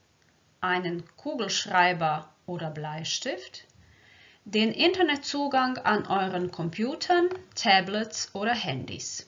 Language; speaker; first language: German; non-native, fluent; Croatian